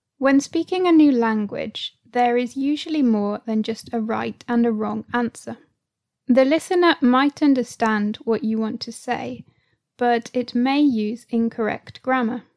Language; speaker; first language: English; native; English